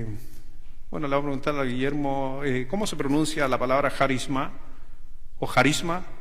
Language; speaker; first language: Spanish; native; Spanish